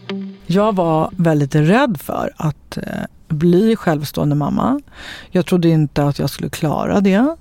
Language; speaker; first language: Swedish; native; Swedish